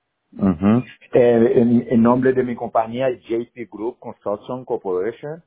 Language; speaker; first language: Spanish; non-native, learner; Haitian Creole